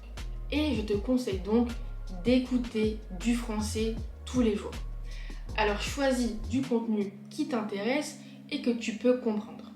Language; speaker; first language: French; native; French